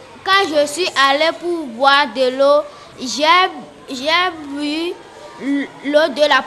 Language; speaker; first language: French; non-native, learner; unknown